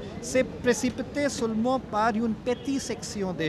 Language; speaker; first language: French; non-native, fluent; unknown